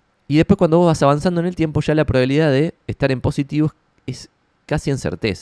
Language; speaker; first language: Spanish; native; Spanish